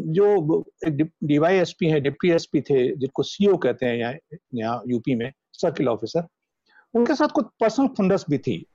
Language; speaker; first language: Hindi; native; Hindi